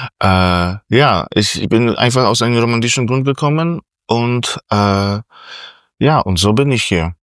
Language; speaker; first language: German; non-native, fluent; Polish